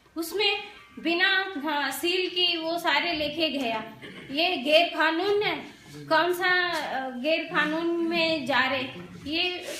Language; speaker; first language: Hindi; non-native, local second language; Telugu